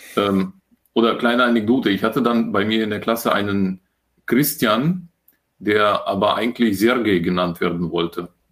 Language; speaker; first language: German; early bilingual, other home language; Russian